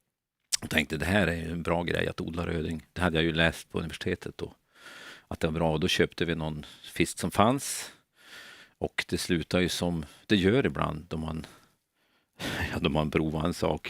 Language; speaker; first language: Swedish; native; Swedish